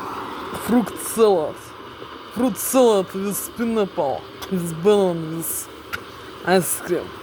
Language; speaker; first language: English; non-native, learner; Russian